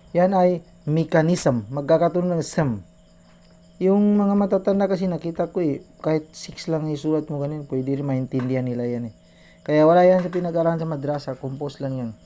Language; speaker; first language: Filipino; non-native, local second language; Maranao